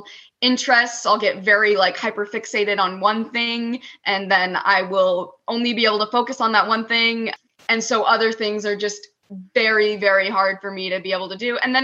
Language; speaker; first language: English; native; English